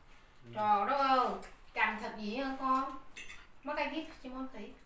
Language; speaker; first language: Vietnamese; native; Vietnamese